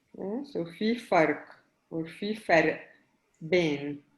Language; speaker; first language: Arabic; native; Arabic